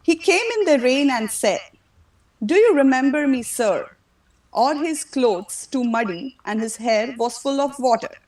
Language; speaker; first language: English; non-native, local second language; Marathi